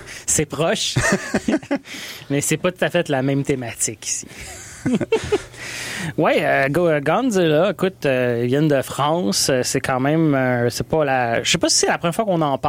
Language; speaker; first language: French; native; French